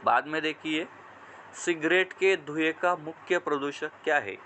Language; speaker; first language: Hindi; non-native, local second language; Marathi